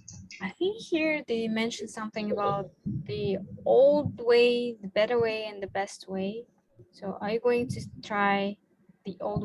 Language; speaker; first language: English; non-native, fluent; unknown